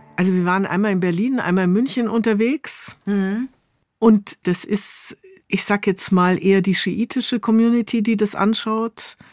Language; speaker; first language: German; native; German